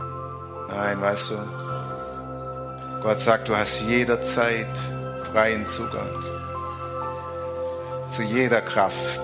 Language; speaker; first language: German; native; German